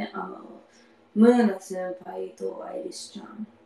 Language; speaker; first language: Japanese; non-native, learner; English